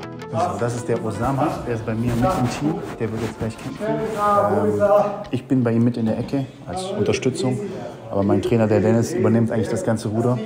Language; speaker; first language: German; native; German